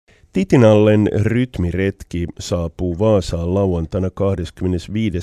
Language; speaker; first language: Finnish; native; Finnish